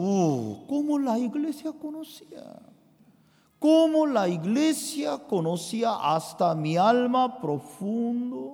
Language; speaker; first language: Spanish; non-native, fluent; Korean